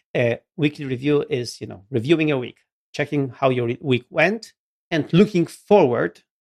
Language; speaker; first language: English; non-native, fluent; Polish